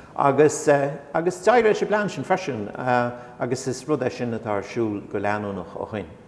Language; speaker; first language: Irish; non-native, local second language; English